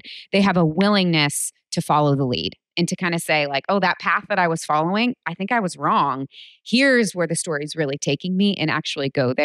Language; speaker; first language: English; native; English